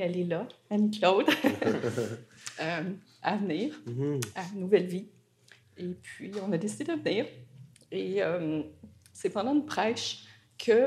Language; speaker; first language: French; native; French